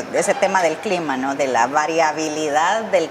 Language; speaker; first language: Spanish; native; Spanish